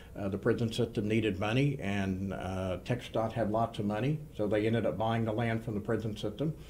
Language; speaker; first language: English; native; English